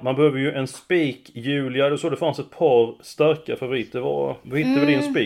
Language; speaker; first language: Swedish; native; Swedish